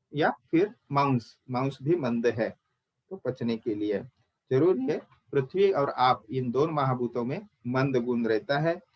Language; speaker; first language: Hindi; non-native, local second language; Marathi